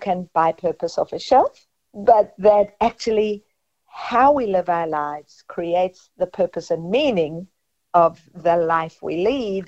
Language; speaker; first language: English; native; English